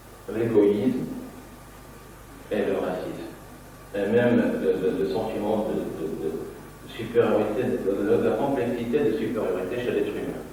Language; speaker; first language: French; non-native, local second language; Arabic